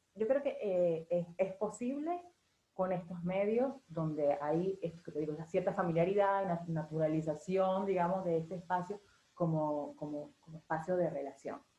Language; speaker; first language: Spanish; native; Spanish